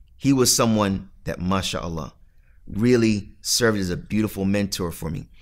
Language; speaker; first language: English; native; English